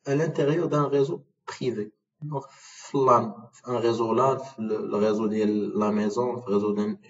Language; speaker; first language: French; non-native, local second language; Arabic